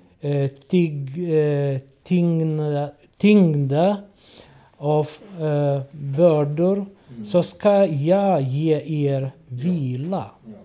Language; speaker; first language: Swedish; non-native, learner; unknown